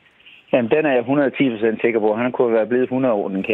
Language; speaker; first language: Danish; native; Danish